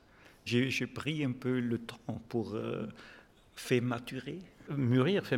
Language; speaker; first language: French; non-native, fluent; German